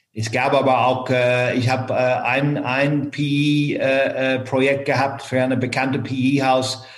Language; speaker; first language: German; non-native, fluent; English